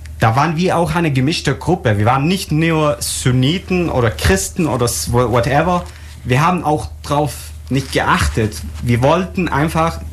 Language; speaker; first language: German; non-native, fluent; Arabic